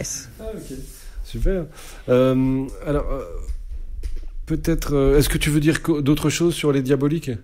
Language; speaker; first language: French; native; French